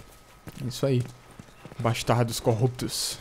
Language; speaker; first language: Portuguese; native; Portuguese